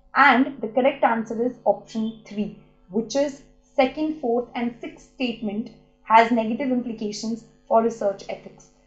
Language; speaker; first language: English; non-native, local second language; Hindi